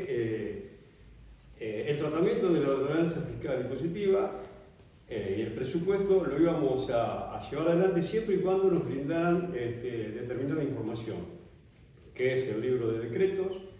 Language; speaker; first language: Spanish; native; Spanish